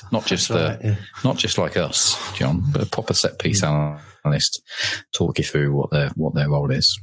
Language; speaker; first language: English; native; English